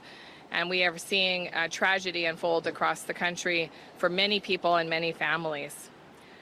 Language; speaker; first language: English; native; English